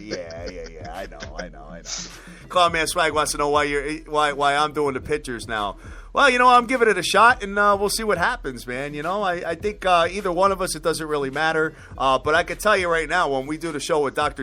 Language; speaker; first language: English; native; English